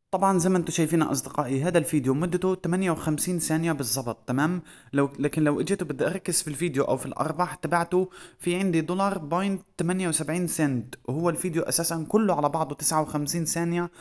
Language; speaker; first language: Arabic; native; Arabic